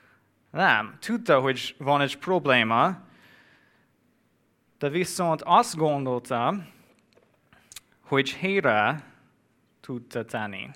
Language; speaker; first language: Hungarian; non-native, fluent; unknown